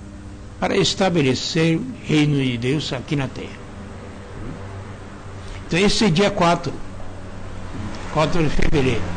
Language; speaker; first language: Portuguese; non-native, learner; Japanese